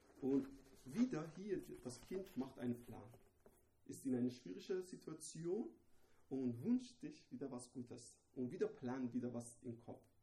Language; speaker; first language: German; non-native, fluent; Persian